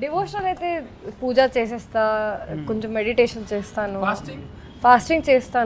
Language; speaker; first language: Telugu; non-native, local second language; Hindi